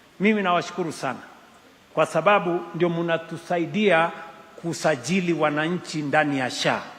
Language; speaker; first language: Swahili; non-native, local second language; Kalenjin